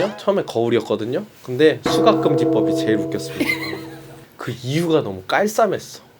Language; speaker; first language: Korean; native; Korean